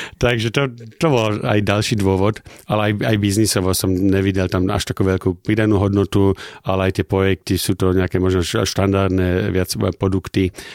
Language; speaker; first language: Slovak; early bilingual, heritage; German